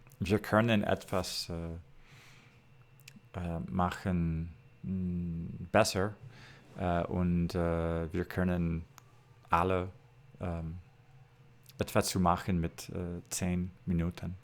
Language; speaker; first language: German; non-native, learner; English